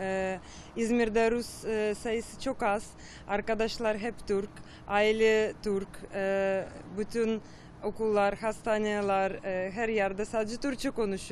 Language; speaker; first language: Turkish; non-native, learner; Russian